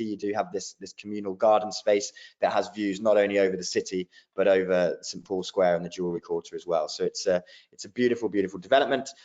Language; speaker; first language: English; native; English